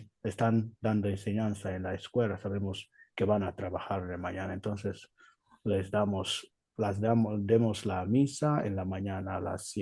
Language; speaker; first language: Spanish; non-native, learner; Igbo